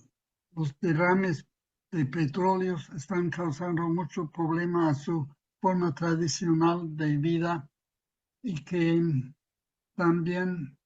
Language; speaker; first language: Spanish; non-native, fluent; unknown